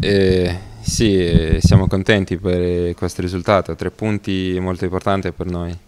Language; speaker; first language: Italian; non-native, learner; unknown